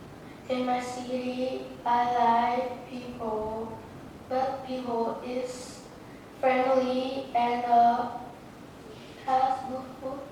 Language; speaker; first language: English; non-native, learner; Vietnamese